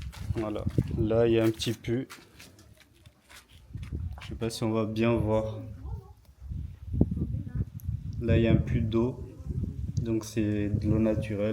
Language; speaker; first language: French; native; French